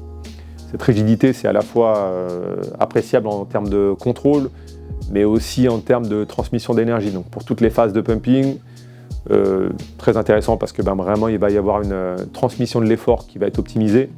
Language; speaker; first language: French; native; French